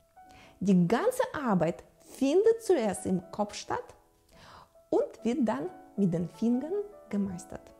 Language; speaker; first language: German; non-native, fluent; Russian